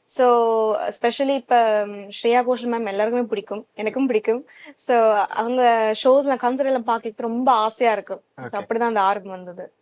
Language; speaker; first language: Tamil; early bilingual, heritage; Tamil